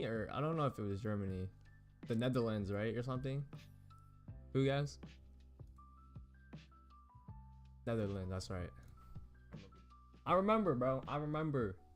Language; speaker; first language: English; native; English